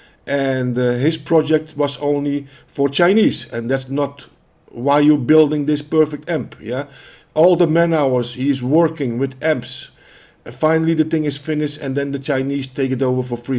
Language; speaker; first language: English; non-native, fluent; Dutch